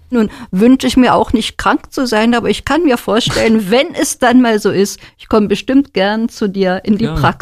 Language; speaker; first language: German; native; German